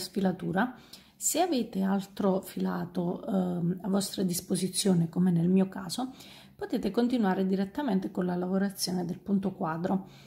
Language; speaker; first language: Italian; native; Italian